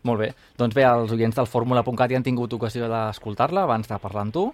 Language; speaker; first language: Catalan; native; Catalan